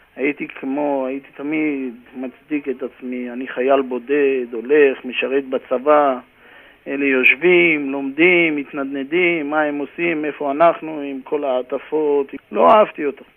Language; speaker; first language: Hebrew; native; Hebrew